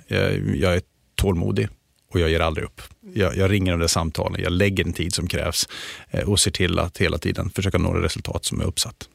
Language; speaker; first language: Swedish; native; Swedish